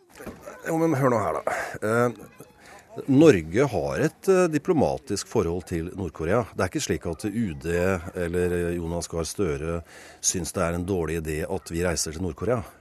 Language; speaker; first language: Norwegian; native; Norwegian